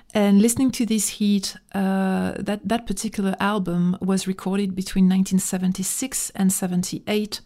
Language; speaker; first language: English; non-native, fluent; French